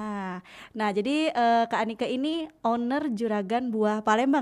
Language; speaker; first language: Indonesian; native; Indonesian